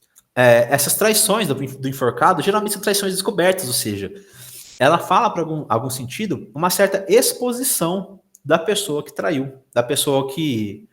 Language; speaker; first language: Portuguese; native; Portuguese